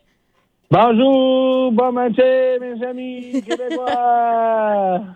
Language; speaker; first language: French; non-native, fluent; English